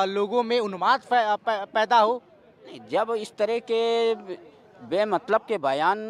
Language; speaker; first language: Hindi; native; Hindi